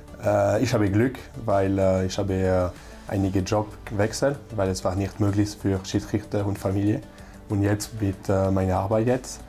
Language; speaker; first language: German; non-native, local second language; French